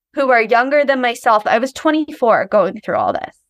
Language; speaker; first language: English; native; English